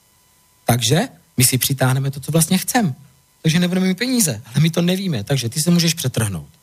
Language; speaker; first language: Czech; native; Czech